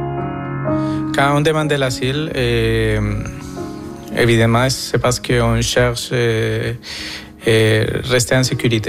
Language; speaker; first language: French; non-native, fluent; Spanish